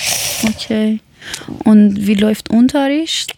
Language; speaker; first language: German; non-native, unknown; Persian